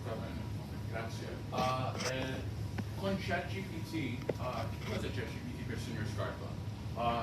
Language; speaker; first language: Italian; non-native, learner; English